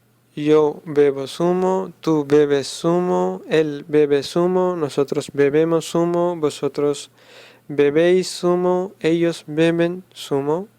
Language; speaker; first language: Spanish; non-native, fluent; Urdu